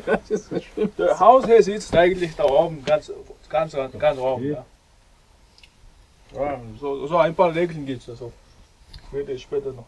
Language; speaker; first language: German; non-native, learner; Mongolian